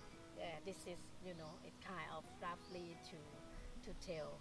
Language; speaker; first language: English; non-native, fluent; Thai